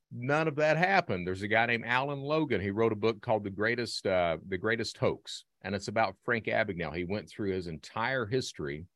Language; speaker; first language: English; native; English